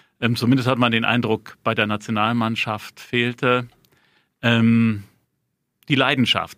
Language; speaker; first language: German; native; German